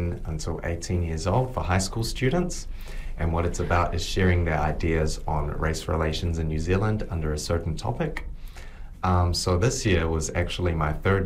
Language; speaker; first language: English; native; English